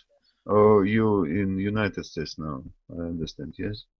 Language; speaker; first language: English; non-native, learner; Russian